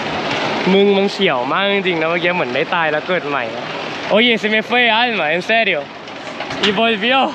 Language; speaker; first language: Spanish; non-native, learner; Thai